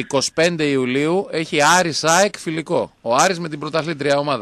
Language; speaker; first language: Greek; native; Greek